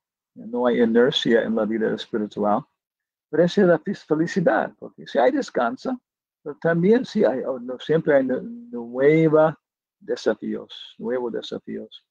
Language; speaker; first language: Spanish; non-native, fluent; English